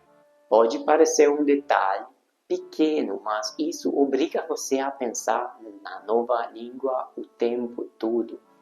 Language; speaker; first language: Portuguese; non-native, fluent; Hungarian